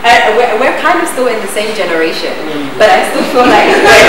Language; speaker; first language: English; native; English